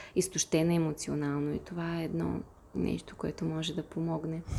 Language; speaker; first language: Bulgarian; non-native, fluent; Russian